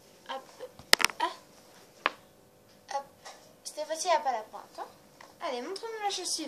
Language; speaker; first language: French; native; French